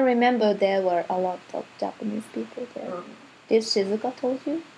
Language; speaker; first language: English; non-native, learner; Japanese